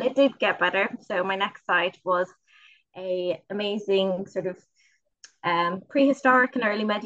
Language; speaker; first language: English; native; English